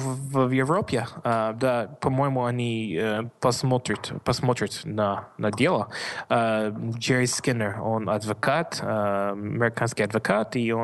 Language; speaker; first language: Russian; non-native, learner; English